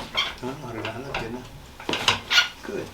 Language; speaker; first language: Spanish; early bilingual, heritage; Spanish